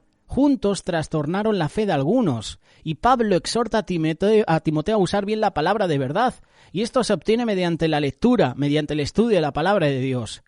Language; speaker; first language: Spanish; native; Spanish